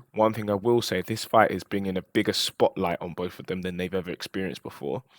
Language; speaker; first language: English; native; English